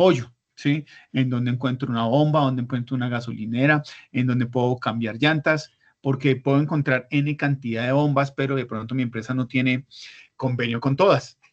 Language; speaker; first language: Spanish; native; Spanish